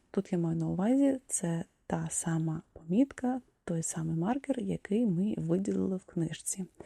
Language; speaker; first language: Ukrainian; non-native, local second language; Russian